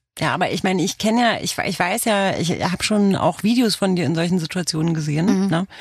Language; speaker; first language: German; early bilingual, other home language; Romanian